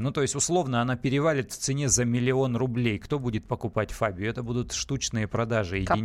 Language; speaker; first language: Russian; native; Russian